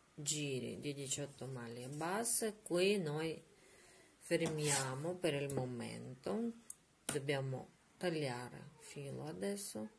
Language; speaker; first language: Italian; non-native, learner; Russian